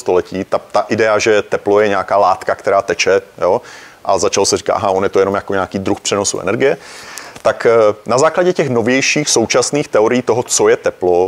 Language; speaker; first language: Czech; native; Czech